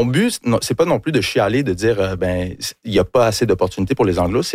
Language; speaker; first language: French; early bilingual, other home language; English